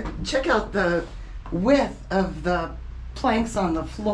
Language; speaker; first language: English; native; English